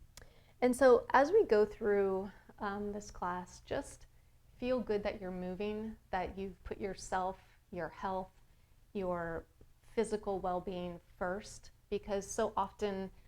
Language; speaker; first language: English; native; English